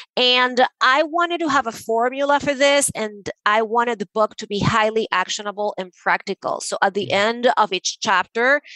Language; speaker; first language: English; non-native, fluent; Spanish